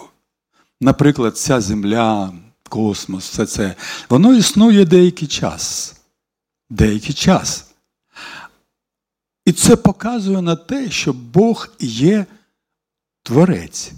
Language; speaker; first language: Ukrainian; non-native, local second language; Russian